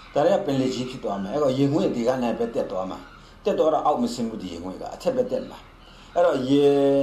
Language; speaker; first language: Burmese; non-native, local second language; Kachin